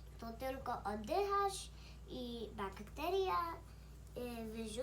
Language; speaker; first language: Polish; early bilingual, heritage; Polish